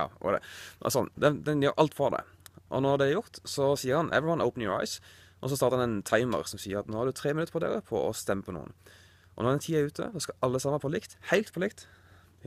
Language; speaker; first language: Norwegian; native; Norwegian